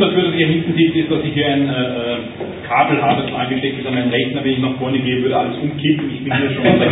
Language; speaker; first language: German; native; German